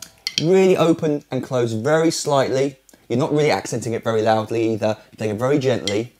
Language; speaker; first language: English; native; English